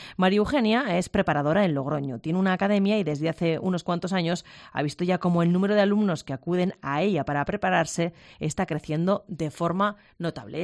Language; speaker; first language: Spanish; native; Spanish